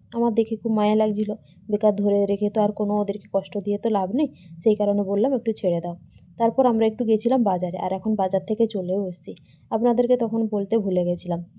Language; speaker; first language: Bangla; non-native, local second language; Santali